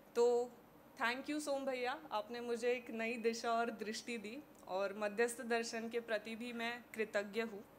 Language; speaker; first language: Hindi; non-native, local second language; Marathi